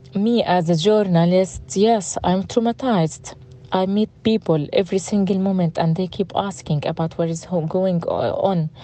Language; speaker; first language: English; non-native, fluent; Arabic